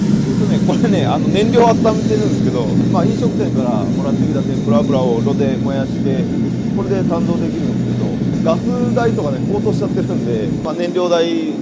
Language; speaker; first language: Japanese; native; Japanese